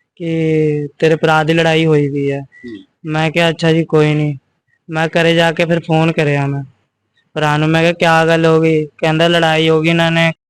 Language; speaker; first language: Punjabi; non-native, local second language; Hindi